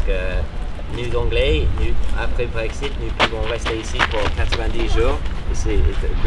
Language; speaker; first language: French; non-native, fluent; English